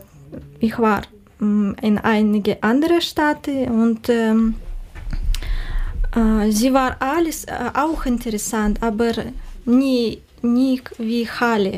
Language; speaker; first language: German; non-native, learner; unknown